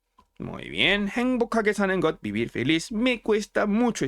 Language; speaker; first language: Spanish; non-native, fluent; Korean